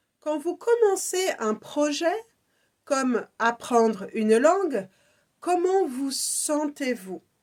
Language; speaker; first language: French; native; French